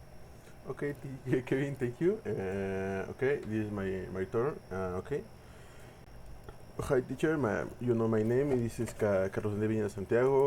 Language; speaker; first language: English; non-native, learner; Spanish